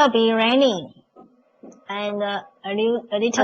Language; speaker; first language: English; non-native, learner; Chinese